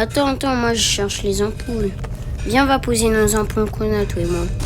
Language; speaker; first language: French; native; French